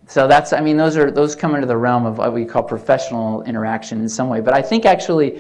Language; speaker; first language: English; native; English